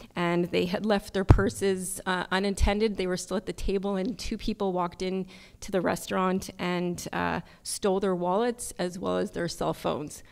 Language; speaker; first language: English; native; English